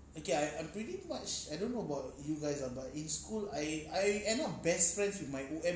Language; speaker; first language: English; native; English